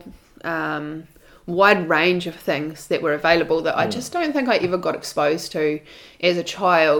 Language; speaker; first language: English; native; English